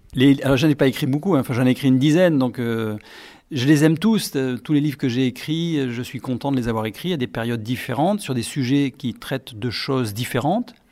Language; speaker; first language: French; native; French